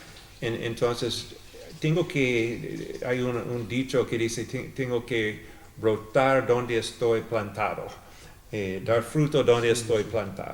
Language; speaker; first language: Spanish; non-native, fluent; English